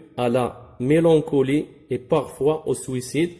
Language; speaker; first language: French; non-native, local second language; Arabic